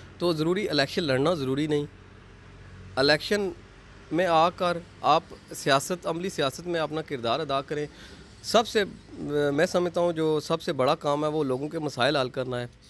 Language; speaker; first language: Urdu; non-native, local second language; Pahari-Potwari